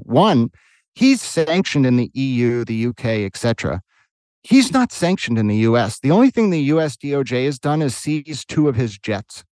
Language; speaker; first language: English; native; English